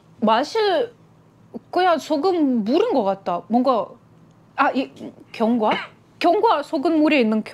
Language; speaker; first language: Korean; non-native, learner; Russian